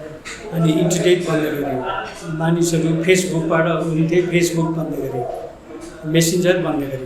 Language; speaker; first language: Nepali; native; Nepali